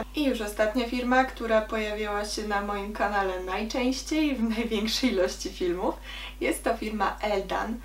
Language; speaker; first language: Polish; native; Polish